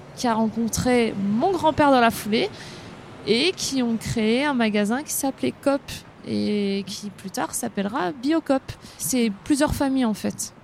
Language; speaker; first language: French; native; French